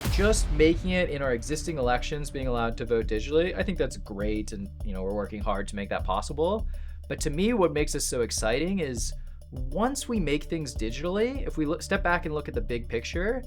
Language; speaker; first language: English; native; English